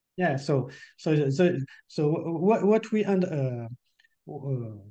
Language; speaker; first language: English; non-native, fluent; French